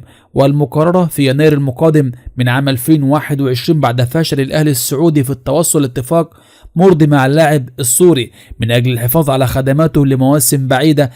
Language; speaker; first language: Arabic; native; Arabic